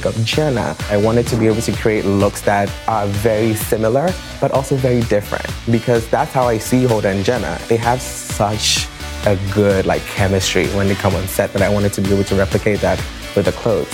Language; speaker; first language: English; non-native, local second language; Akan